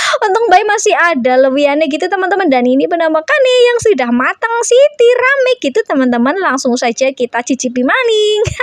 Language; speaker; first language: Indonesian; non-native, local second language; Javanese